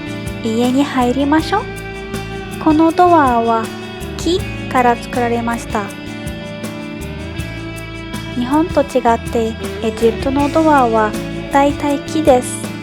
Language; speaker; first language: Japanese; non-native, fluent; Arabic